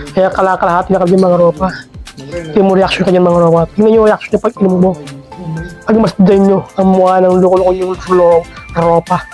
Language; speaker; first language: Filipino; native; Filipino